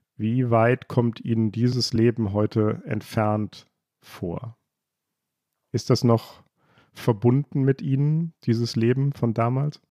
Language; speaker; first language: German; native; German